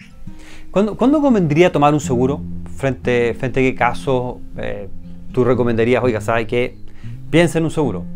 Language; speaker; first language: Spanish; native; Spanish